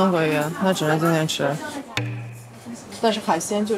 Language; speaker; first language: Chinese; native; Chinese